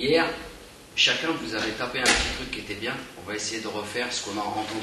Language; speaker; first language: French; native; French